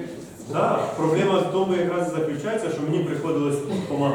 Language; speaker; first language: Ukrainian; native; Ukrainian